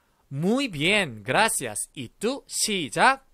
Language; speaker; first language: Spanish; non-native, fluent; Korean